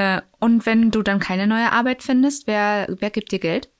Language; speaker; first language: German; native; German